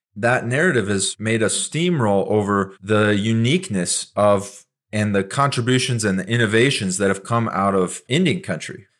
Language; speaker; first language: English; native; English